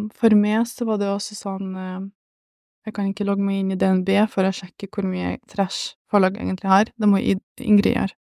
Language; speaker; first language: Norwegian; early bilingual, other home language; Russian